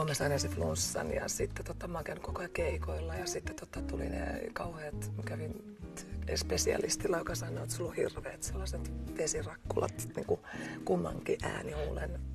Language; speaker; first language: Finnish; native; Finnish